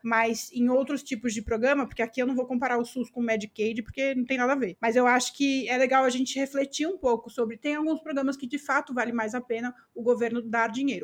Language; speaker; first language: Portuguese; native; Portuguese